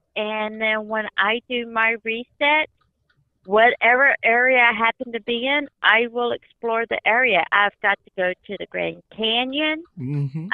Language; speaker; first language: English; native; English